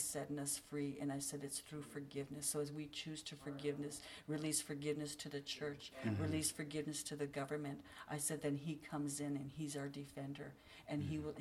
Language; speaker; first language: English; native; English